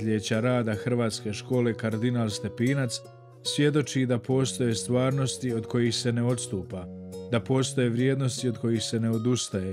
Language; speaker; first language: Croatian; native; Croatian